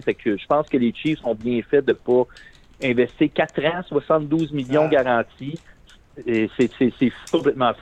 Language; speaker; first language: French; native; French